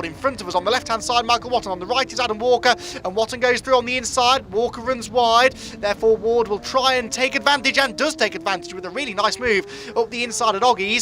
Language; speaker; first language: English; native; English